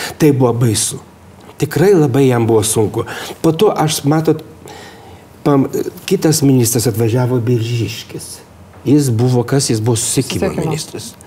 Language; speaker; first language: Lithuanian; native; Lithuanian